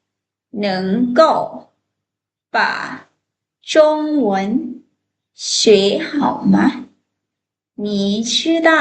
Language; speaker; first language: Chinese; non-native, fluent; Lao